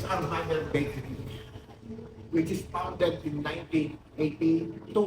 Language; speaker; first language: English; non-native, local second language; Filipino